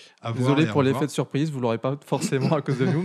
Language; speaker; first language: French; native; French